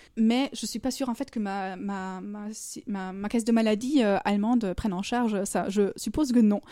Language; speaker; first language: French; non-native, fluent; German